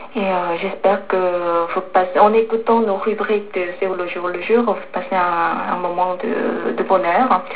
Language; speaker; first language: French; non-native, fluent; Korean